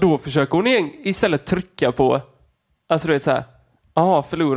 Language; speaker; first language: Swedish; native; Swedish